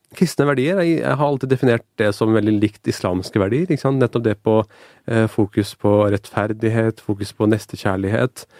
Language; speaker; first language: Norwegian; early bilingual, other home language; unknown